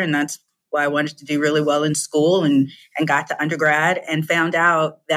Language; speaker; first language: English; native; English